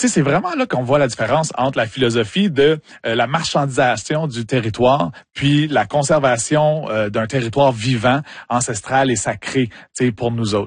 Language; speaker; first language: French; native; French